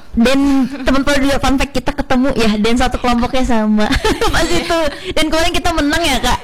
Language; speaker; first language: Indonesian; native; Indonesian